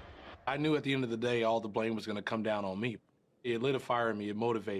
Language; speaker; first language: English; native; English